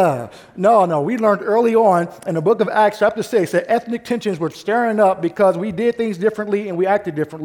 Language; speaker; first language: English; native; English